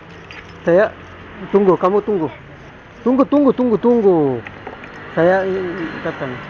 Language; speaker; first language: Indonesian; non-native, learner; Bangla